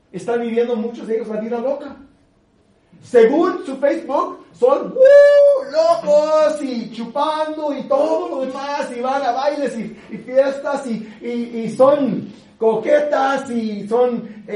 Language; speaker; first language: Spanish; early bilingual, other home language; English